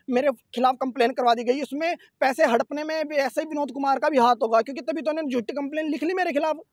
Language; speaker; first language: Hindi; native; Hindi